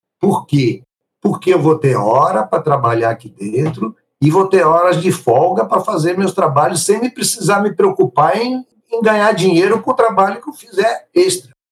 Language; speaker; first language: Portuguese; early bilingual, other home language; Italian